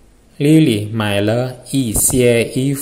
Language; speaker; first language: Chinese; non-native, fluent; Indonesian